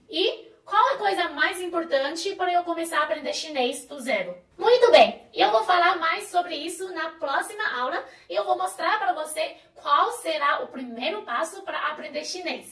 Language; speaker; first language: Portuguese; non-native, fluent; Chinese